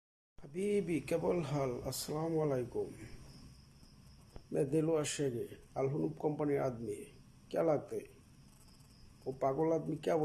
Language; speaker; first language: Hindi; non-native, learner; Bangla